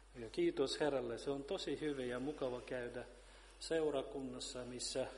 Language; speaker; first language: Finnish; non-native, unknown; Russian